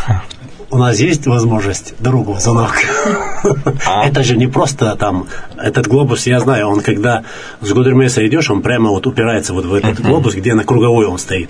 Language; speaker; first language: Russian; non-native, local second language; Chechen